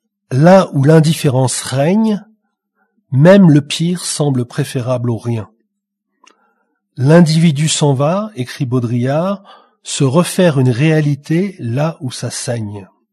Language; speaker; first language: French; native; French